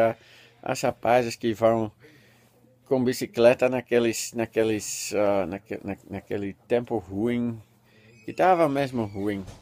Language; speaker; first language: Portuguese; non-native, learner; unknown